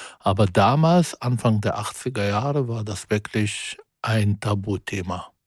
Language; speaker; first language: German; non-native, fluent; Arabic